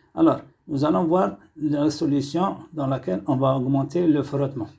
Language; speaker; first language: French; non-native, local second language; Arabic